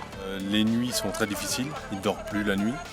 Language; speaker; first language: French; native; French